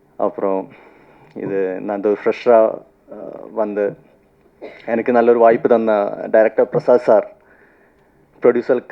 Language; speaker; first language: Tamil; non-native, learner; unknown